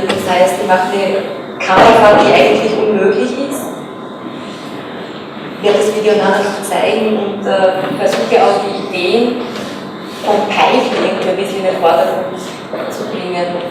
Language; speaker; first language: German; native; German